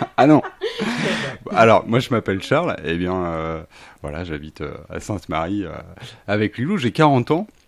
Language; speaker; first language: French; native; French